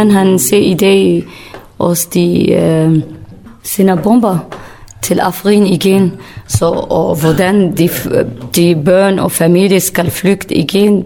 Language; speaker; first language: Danish; non-native, learner; Kurdish